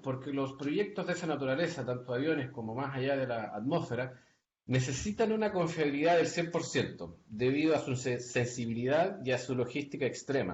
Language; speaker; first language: Spanish; native; Spanish